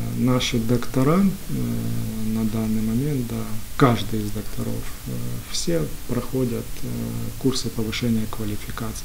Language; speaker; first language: Russian; native; Russian